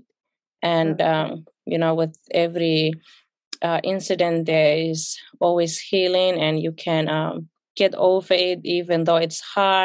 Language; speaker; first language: English; non-native, fluent; Somali